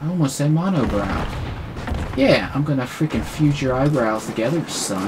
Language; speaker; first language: English; native; English